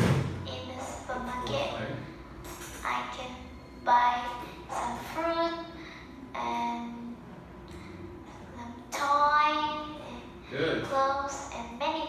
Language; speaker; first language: English; non-native, learner; Vietnamese